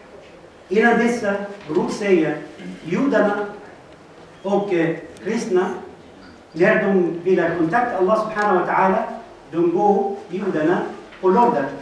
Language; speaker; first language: Swedish; non-native, fluent; Arabic